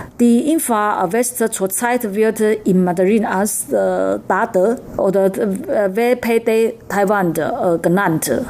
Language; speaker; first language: German; non-native, learner; Chinese